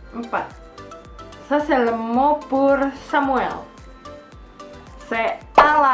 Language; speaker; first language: French; non-native, learner; Indonesian